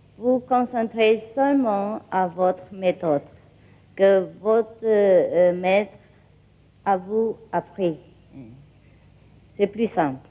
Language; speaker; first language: French; non-native, learner; Vietnamese